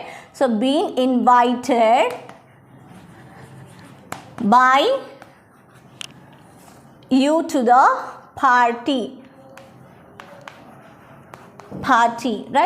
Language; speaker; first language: English; non-native, local second language; Tamil